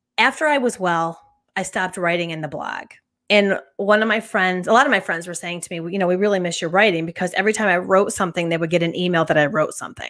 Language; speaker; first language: English; native; English